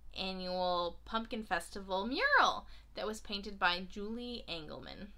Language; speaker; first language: English; native; English